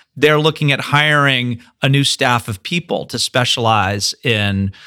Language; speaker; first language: English; native; English